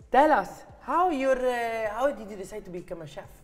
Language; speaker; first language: English; non-native, fluent; Italian